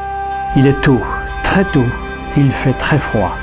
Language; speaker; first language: French; native; French